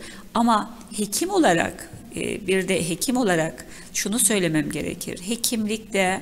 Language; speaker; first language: Turkish; native; Turkish